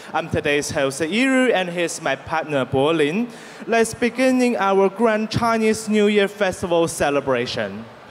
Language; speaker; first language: English; non-native, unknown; Chinese